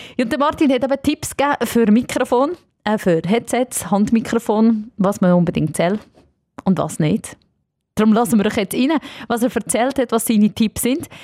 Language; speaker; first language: German; native; German